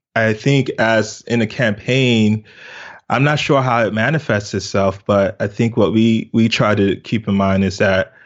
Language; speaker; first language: English; native; English